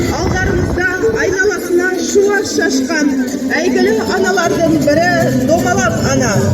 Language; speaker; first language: Kazakh; non-native, local second language; Russian